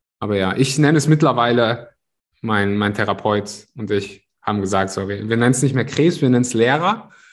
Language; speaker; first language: German; early bilingual, other home language; Russian